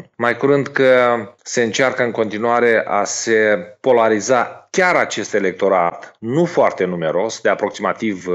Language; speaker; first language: Romanian; native; Romanian